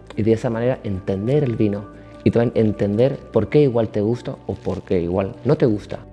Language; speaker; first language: Spanish; non-native, fluent; Danish